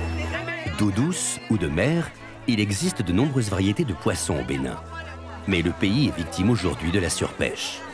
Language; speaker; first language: French; native; French